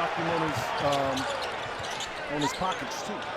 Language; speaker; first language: English; native; English